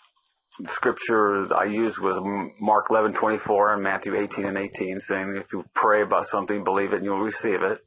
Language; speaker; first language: English; native; English